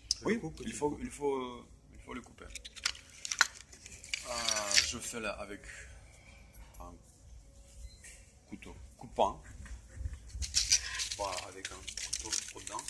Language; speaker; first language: French; non-native, fluent; Russian